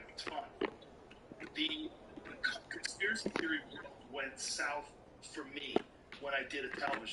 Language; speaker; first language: English; native; English